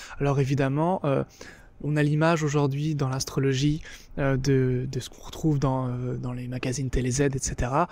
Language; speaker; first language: French; native; French